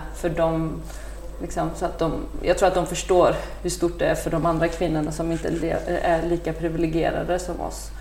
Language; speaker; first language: Swedish; early bilingual, other home language; Persian